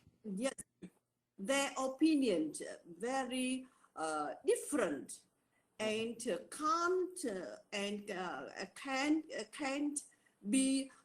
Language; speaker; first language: English; non-native, learner; Vietnamese